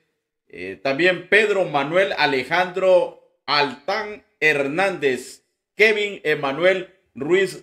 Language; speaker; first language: Spanish; native; Spanish